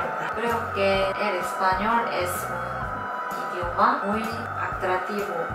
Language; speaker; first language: Spanish; non-native, learner; Korean